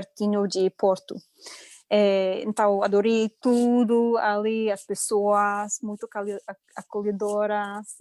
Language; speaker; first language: Portuguese; non-native, fluent; English